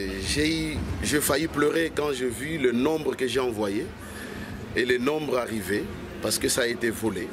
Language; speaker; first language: French; non-native, local second language; Kongo